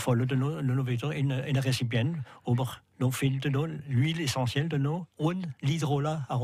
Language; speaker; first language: German; non-native, learner; French